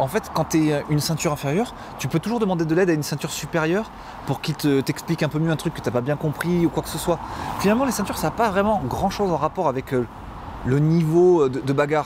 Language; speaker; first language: French; native; French